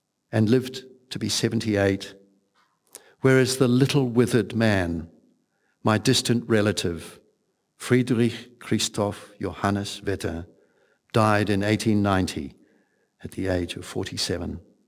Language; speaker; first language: English; native; English